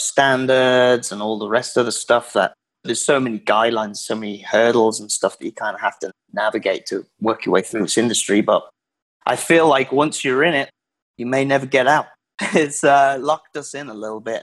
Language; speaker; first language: English; native; English